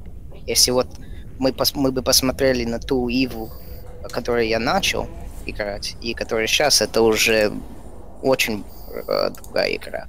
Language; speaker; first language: Russian; early bilingual, heritage; Russian